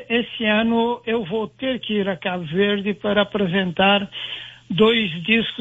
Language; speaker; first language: Portuguese; non-native, local second language; Kabuverdianu